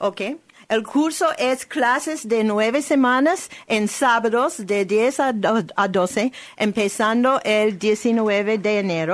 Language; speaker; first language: Spanish; non-native, learner; English